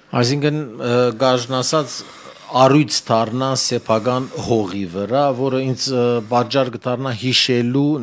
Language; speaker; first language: Armenian; early bilingual, heritage; Armenian